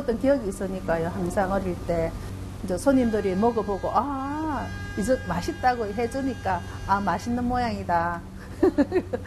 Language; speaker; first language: Korean; native; Korean